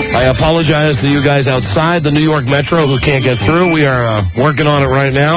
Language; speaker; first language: English; native; English